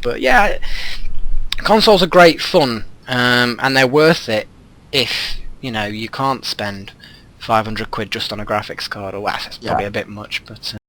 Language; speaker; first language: English; native; English